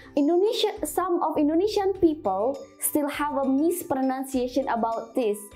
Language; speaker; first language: English; non-native, fluent; Indonesian